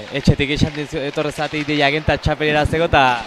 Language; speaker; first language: Basque; native; Basque